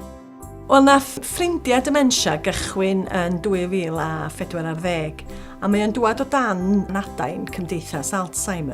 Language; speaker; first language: Welsh; native; Welsh